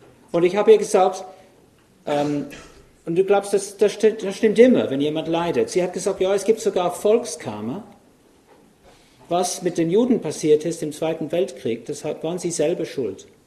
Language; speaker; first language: German; non-native, fluent; English